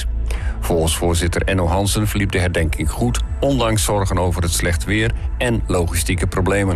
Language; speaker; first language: Dutch; native; Dutch